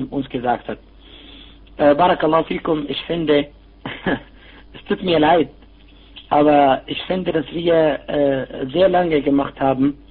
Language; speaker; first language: German; non-native, fluent; Arabic